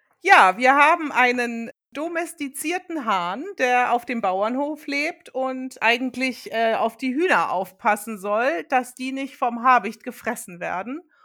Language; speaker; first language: German; early bilingual, other home language; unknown